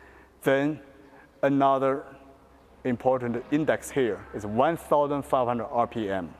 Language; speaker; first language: English; non-native, fluent; Chinese